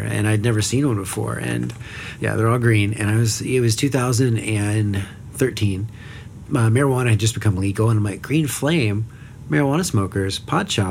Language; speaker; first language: English; native; English